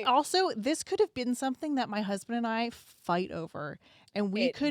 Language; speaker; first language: English; native; English